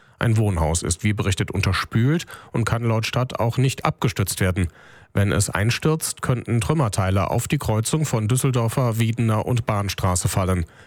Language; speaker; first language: German; native; German